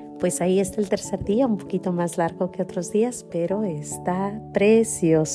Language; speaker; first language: Spanish; native; Spanish